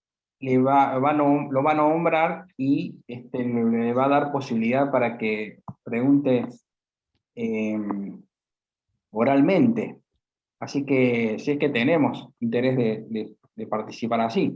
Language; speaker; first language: Spanish; native; Spanish